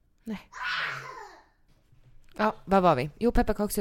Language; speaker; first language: Swedish; native; Swedish